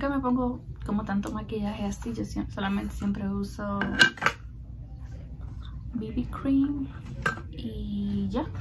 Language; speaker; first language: Spanish; early bilingual, heritage; Spanish